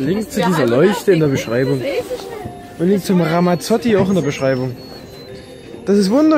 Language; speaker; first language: German; native; German